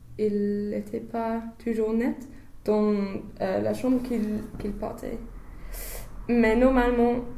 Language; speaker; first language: French; non-native, learner; English